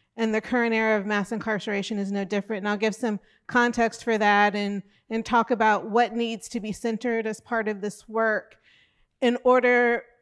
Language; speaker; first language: English; native; English